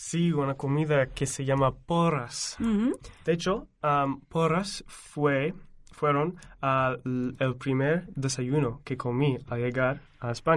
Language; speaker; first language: Spanish; non-native, fluent; English